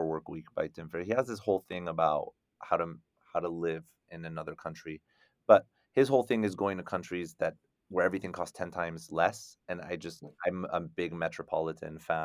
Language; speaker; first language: English; native; English